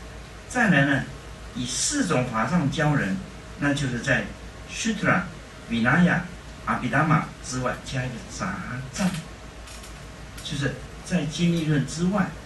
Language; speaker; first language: Chinese; native; Chinese